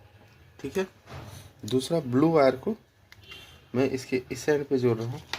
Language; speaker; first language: Hindi; native; Hindi